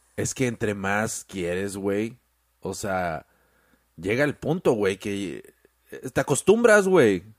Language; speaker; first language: Spanish; early bilingual, heritage; Spanish